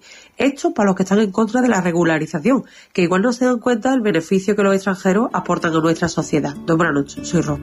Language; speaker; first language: Spanish; native; Spanish